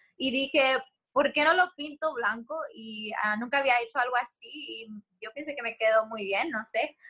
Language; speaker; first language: Spanish; early bilingual, heritage; Spanish